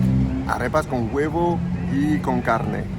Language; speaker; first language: Spanish; non-native, learner; French